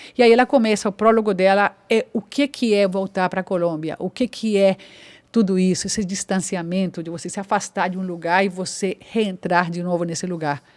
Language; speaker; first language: Portuguese; non-native, fluent; Spanish